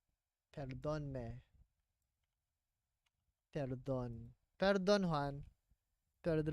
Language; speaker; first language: Spanish; non-native, learner; English